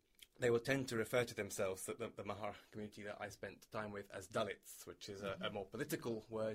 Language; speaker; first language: English; native; English